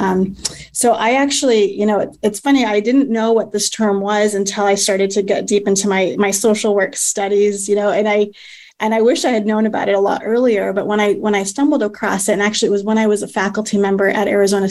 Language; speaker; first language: English; native; English